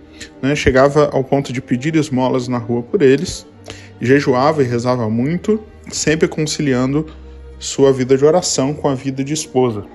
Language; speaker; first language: Portuguese; native; Portuguese